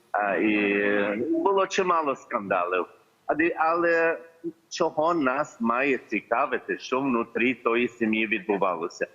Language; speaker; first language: Ukrainian; early bilingual, heritage; Ukrainian